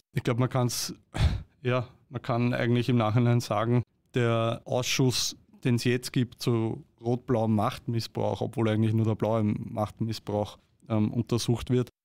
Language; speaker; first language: German; native; German